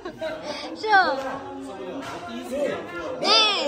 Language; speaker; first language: Chinese; non-native, fluent; Vietnamese